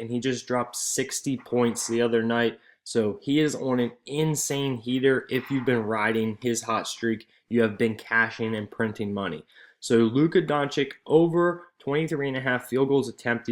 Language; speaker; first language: English; native; English